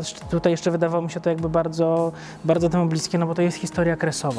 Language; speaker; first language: Polish; native; Polish